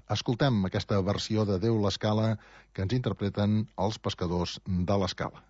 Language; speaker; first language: Catalan; native; Catalan